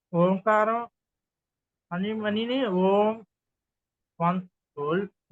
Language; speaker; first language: Telugu; native; Telugu